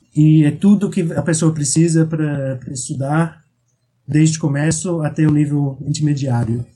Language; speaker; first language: Portuguese; non-native, fluent; English